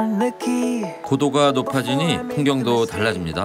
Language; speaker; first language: Korean; native; Korean